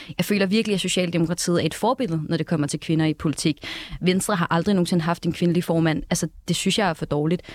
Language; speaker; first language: Danish; native; Danish